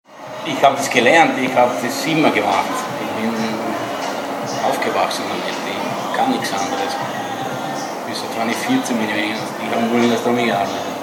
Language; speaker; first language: German; non-native, fluent; Italian